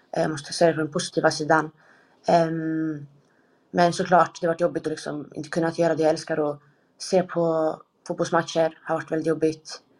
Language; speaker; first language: Swedish; native; Swedish